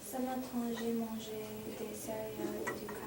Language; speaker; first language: French; non-native, learner; English